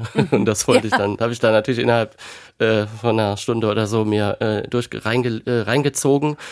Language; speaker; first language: German; native; German